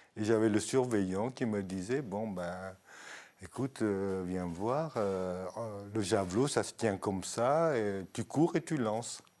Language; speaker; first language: French; early bilingual, other home language; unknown